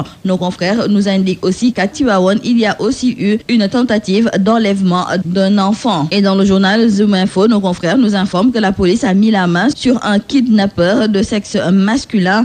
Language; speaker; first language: French; non-native, local second language; Wolof